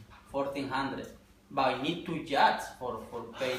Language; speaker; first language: English; non-native, learner; Spanish